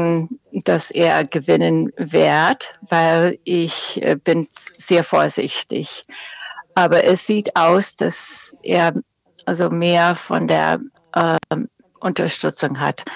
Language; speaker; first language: German; non-native, fluent; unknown